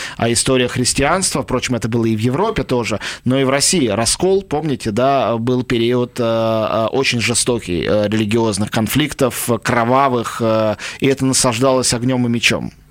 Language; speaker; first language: Russian; native; Russian